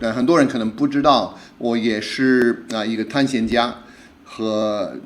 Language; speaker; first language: Chinese; non-native, fluent; English